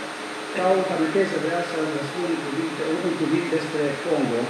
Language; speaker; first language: Romanian; non-native, learner; Greek